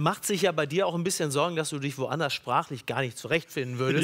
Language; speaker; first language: German; native; German